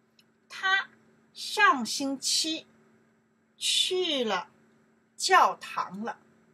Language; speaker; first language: Chinese; non-native, learner; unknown